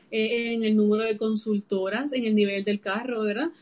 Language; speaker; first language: Spanish; native; Spanish